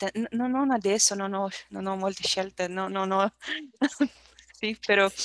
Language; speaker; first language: Italian; non-native, learner; Portuguese